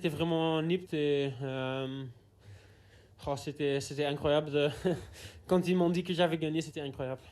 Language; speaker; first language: French; non-native, learner; Dutch